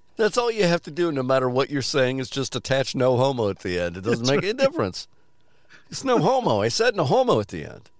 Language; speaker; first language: English; native; English